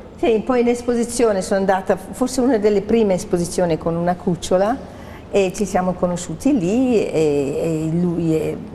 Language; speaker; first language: Italian; non-native, fluent; English